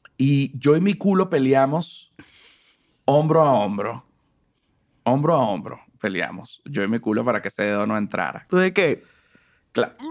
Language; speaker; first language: Spanish; native; Spanish